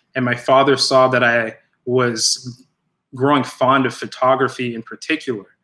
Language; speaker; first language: English; native; English